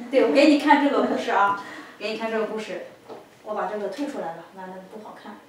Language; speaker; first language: Chinese; native; Chinese